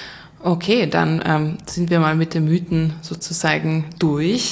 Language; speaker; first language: German; native; German